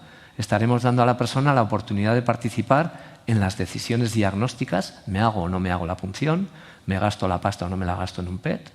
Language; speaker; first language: Spanish; native; Spanish